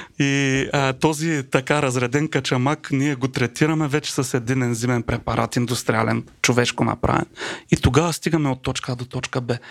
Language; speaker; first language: Bulgarian; native; Bulgarian